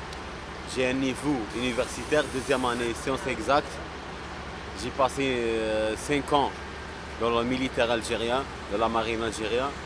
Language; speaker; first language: French; non-native, local second language; Arabic